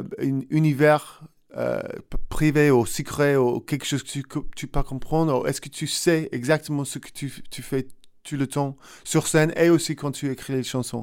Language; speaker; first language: French; non-native, learner; English